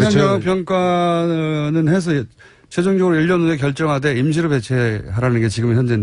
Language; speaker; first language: Korean; native; Korean